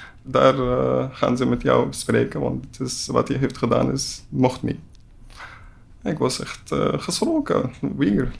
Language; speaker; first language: Dutch; non-native, learner; Persian